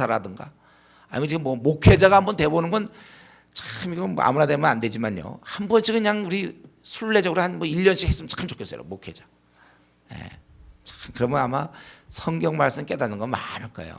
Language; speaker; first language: Korean; native; Korean